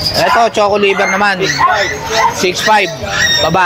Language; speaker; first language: Filipino; native; Filipino